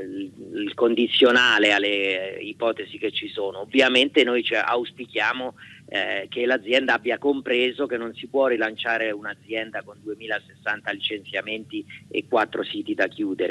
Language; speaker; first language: Italian; native; Italian